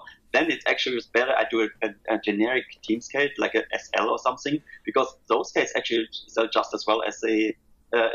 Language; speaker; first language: English; non-native, fluent; German